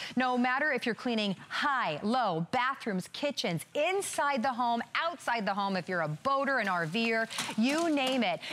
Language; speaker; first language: English; native; English